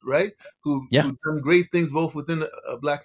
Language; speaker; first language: English; native; English